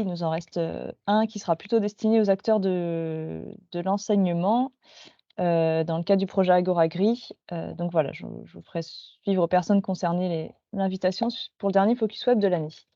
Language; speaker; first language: French; native; French